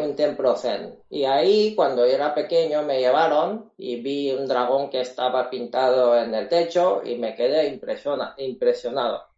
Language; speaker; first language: Spanish; non-native, fluent; Japanese